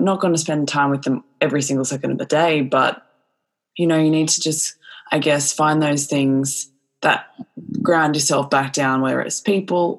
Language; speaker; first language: English; native; English